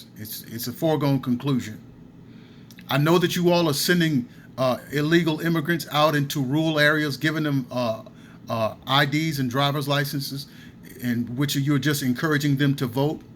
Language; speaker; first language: English; native; English